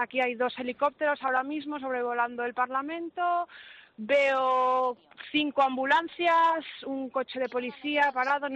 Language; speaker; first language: Spanish; native; Spanish